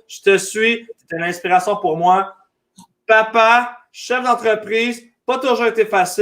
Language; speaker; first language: French; native; French